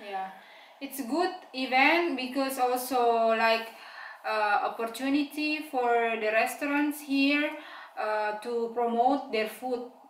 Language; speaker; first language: English; non-native, fluent; Indonesian